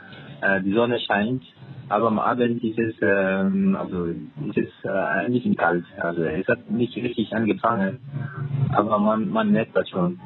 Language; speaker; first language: German; non-native, fluent; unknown